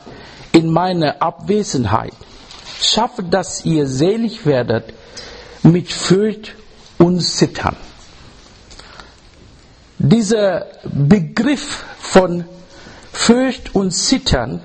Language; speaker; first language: German; non-native, learner; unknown